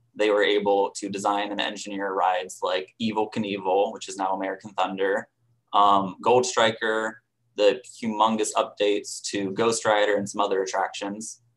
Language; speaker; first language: English; native; English